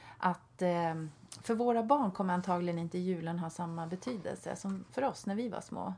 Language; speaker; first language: Swedish; native; Swedish